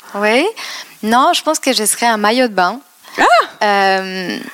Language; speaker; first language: French; non-native, fluent; Polish